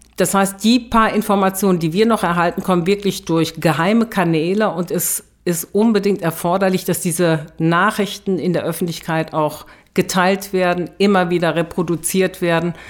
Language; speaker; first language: German; early bilingual, other home language; Turkish